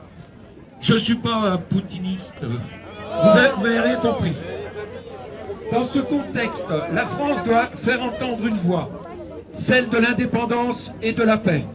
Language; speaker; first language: French; native; French